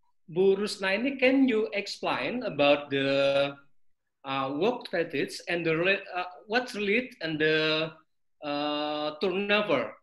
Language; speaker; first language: English; non-native, learner; Indonesian